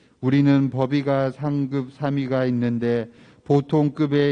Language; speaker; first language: Korean; native; Korean